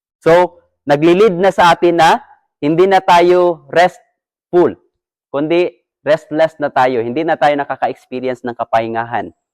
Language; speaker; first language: Filipino; native; Filipino